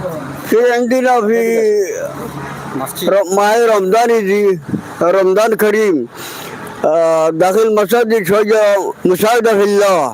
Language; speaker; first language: Arabic; non-native, learner; Bangla